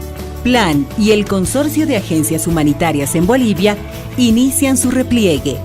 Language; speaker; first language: Spanish; native; Spanish